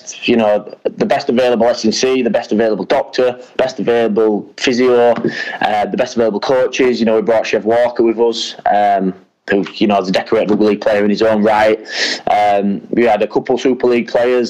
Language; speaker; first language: English; native; English